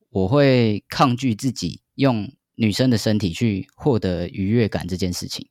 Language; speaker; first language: Chinese; native; Chinese